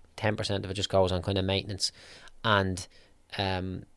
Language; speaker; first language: English; native; English